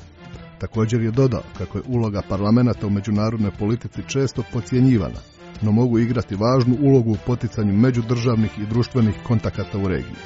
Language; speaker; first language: Croatian; native; Croatian